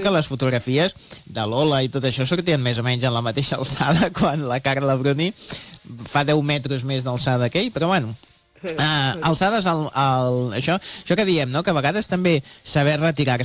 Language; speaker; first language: Catalan; native; Catalan